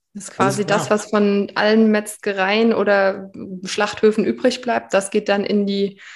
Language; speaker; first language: German; native; German